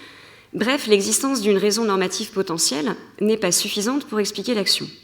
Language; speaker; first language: French; native; French